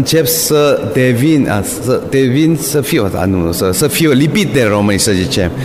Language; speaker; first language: Romanian; non-native, fluent; Korean